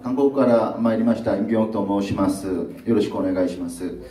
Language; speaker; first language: Japanese; non-native, learner; Korean